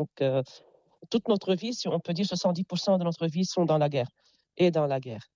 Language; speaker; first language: French; non-native, local second language; Arabic